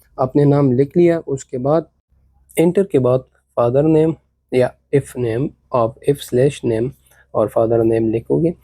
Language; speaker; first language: Urdu; non-native, local second language; Pashto